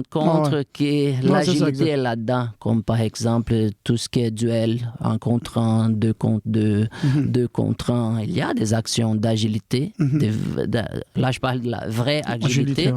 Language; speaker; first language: French; non-native, fluent; Portuguese